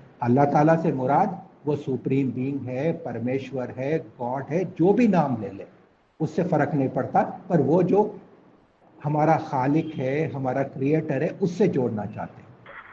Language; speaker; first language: Urdu; non-native, local second language; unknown